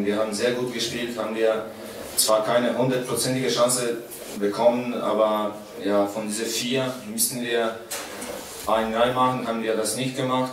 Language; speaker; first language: German; non-native, fluent; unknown